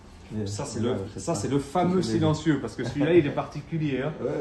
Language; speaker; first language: French; native; French